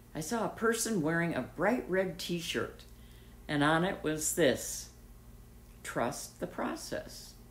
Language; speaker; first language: English; native; English